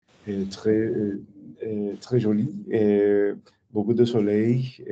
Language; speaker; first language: French; non-native, learner; English